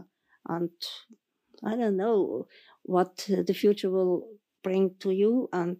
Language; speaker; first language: English; non-native, fluent; German